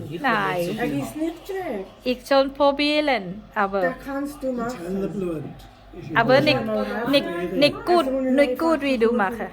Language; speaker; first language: German; non-native, learner; Thai